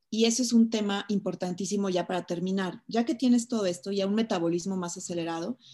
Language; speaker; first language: Spanish; native; Spanish